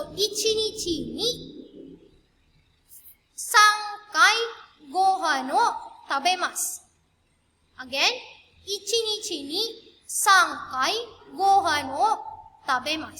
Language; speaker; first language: Japanese; non-native, fluent; Filipino